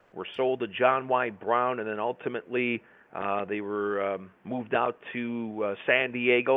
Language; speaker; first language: English; native; English